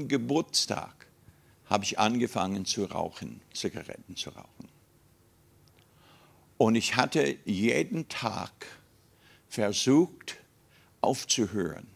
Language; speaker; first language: German; non-native, fluent; English